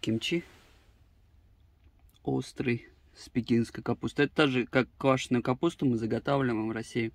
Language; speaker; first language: Russian; native; Russian